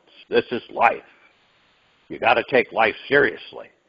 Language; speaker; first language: English; native; English